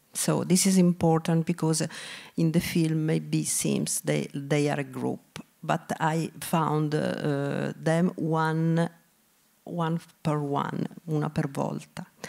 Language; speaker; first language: English; non-native, learner; Italian